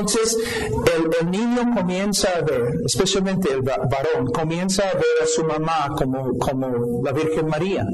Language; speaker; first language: Spanish; non-native, fluent; English